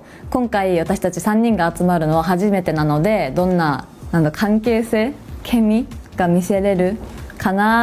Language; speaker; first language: Japanese; native; Japanese